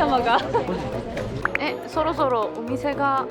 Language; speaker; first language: Japanese; non-native, learner; Korean